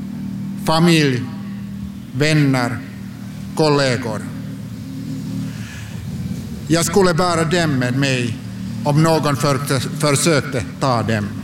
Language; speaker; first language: Swedish; non-native, local second language; Finnish